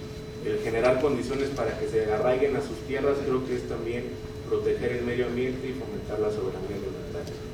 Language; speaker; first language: Spanish; native; Spanish